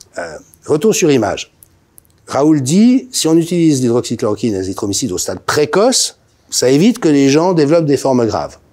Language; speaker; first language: French; native; French